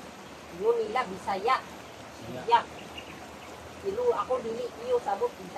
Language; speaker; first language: Cebuano; non-native, local second language; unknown